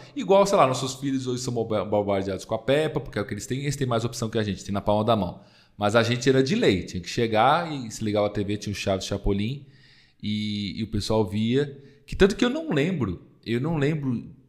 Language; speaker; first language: Portuguese; early bilingual, other home language; Spanish